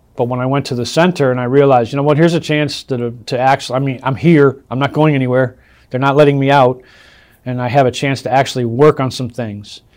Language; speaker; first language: English; native; English